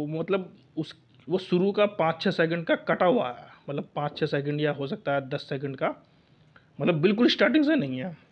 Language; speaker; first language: Hindi; native; Hindi